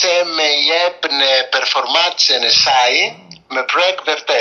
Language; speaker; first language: Albanian; non-native, learner; Greek